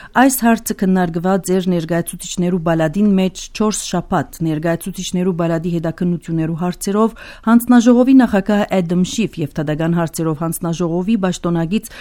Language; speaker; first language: Armenian; early bilingual, heritage; Armenian